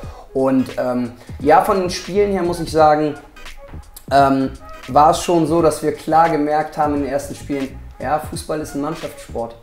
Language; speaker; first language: German; native; German